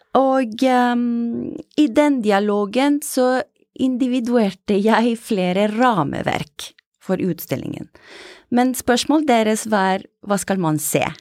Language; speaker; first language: Norwegian; non-native, fluent; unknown